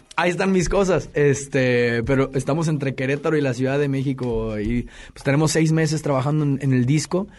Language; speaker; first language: Spanish; native; Spanish